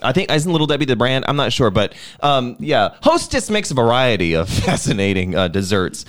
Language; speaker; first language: English; native; English